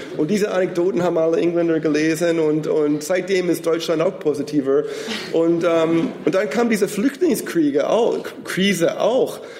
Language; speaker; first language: German; non-native, fluent; English